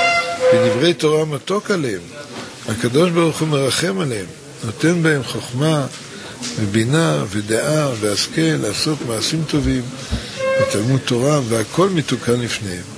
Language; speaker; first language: Hebrew; native; Hebrew